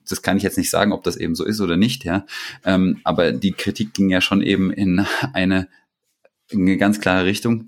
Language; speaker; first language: German; native; German